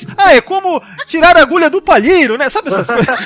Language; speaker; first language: Portuguese; native; Portuguese